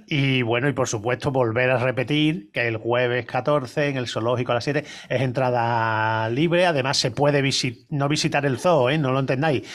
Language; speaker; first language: Spanish; native; Spanish